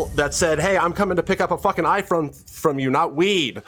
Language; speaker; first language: English; native; English